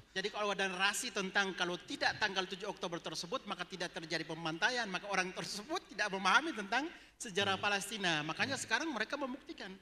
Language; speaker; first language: Indonesian; native; Indonesian